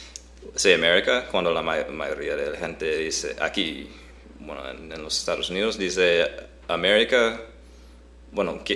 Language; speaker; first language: Spanish; non-native, fluent; English